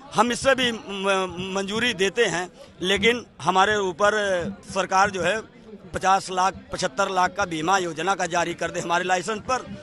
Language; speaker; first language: Hindi; native; Hindi